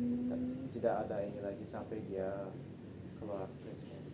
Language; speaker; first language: Indonesian; non-native, learner; Tajik